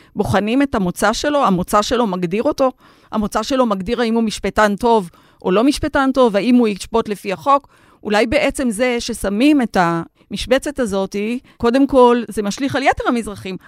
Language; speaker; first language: Hebrew; native; Hebrew